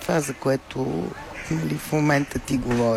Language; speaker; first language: Bulgarian; native; Bulgarian